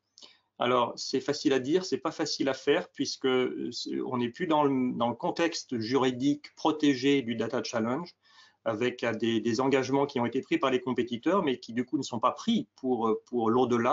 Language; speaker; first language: French; native; French